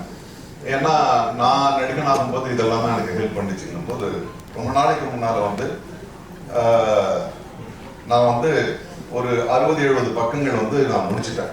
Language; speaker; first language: Tamil; native; Tamil